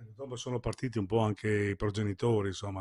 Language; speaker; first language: Italian; native; Italian